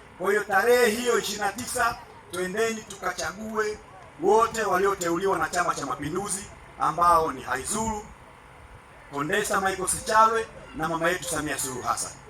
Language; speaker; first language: Swahili; non-native, local second language; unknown